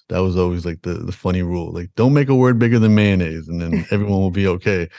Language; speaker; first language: English; native; English